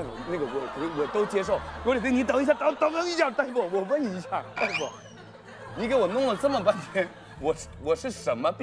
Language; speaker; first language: Chinese; native; Chinese